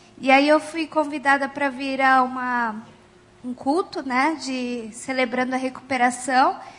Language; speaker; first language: Portuguese; native; Portuguese